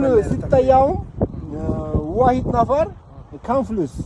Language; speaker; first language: Arabic; non-native, learner; Kyrgyz